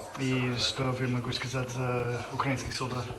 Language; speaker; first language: Russian; non-native, learner; English